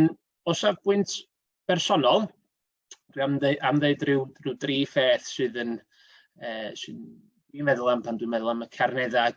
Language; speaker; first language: Welsh; native; Welsh